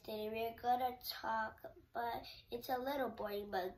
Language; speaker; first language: English; early bilingual, other home language; Haitian Creole